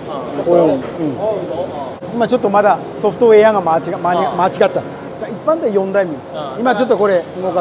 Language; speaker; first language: Japanese; non-native, local second language; Chinese